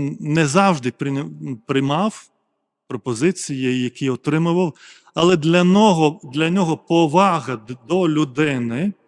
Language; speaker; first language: Ukrainian; non-native, fluent; Lithuanian